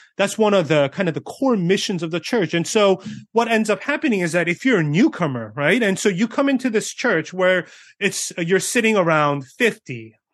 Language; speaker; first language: English; early bilingual, other home language; Korean